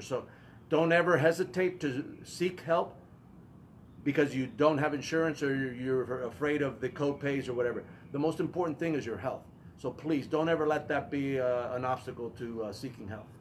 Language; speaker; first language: English; early bilingual, other home language; Spanish